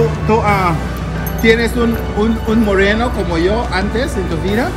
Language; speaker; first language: Spanish; non-native, learner; English